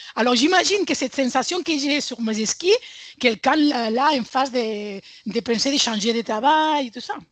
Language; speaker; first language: French; non-native, fluent; Spanish